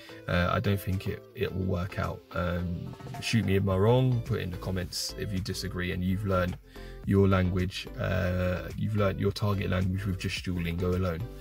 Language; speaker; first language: English; native; English